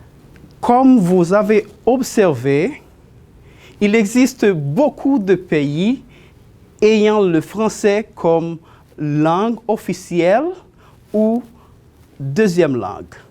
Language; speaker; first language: French; non-native, fluent; Spanish